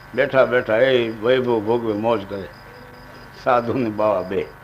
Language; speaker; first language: Hindi; non-native, local second language; Gujarati